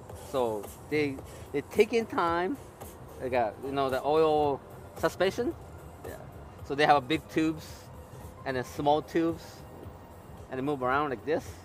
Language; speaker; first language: English; non-native, learner; Japanese